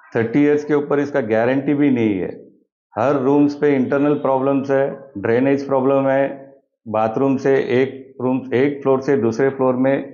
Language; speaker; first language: Hindi; non-native, local second language; Tamil